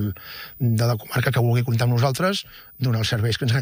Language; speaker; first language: Catalan; native; Catalan